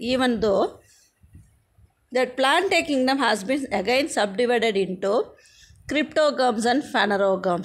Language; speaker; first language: English; non-native, local second language; Tamil